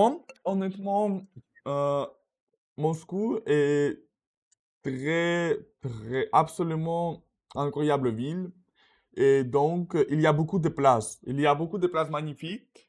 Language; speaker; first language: French; non-native, learner; Russian